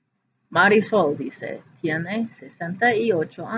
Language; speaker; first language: Spanish; non-native, fluent; English